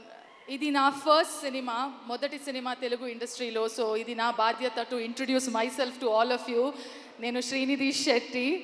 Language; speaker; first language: Telugu; non-native, learner; Kannada